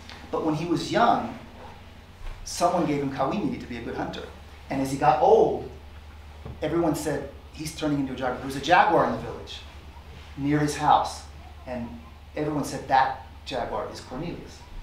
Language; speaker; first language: English; native; English